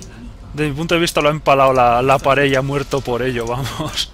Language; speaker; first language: Spanish; native; Spanish